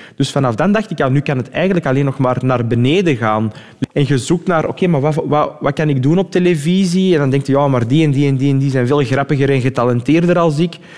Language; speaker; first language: Dutch; early bilingual, other home language; Arabic